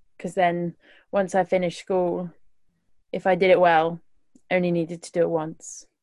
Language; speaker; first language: English; native; English